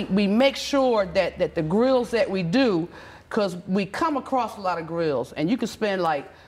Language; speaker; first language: English; native; English